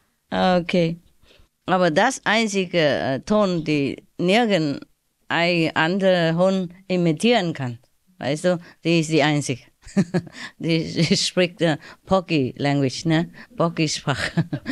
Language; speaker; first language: German; non-native, learner; Vietnamese